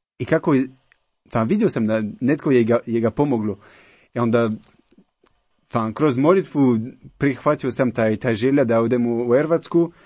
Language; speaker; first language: Croatian; non-native, learner; French